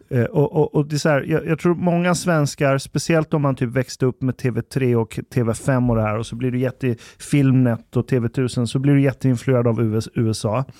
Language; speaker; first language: Swedish; early bilingual, other home language; Persian